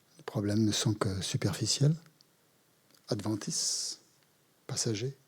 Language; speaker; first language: French; native; French